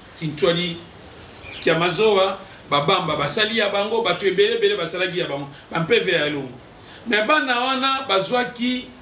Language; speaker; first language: Lingala; non-native, local second language; Kongo